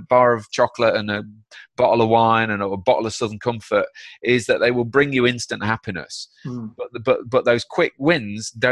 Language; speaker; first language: English; native; English